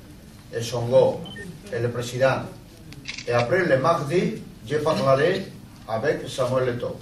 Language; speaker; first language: French; non-native, learner; Spanish